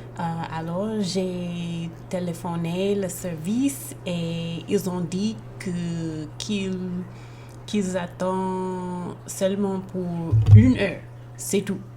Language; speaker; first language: French; non-native, learner; English